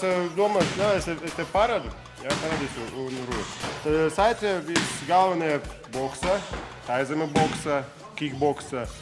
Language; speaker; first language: Latvian; non-native, learner; Russian